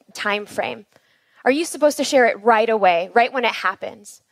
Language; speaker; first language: English; native; English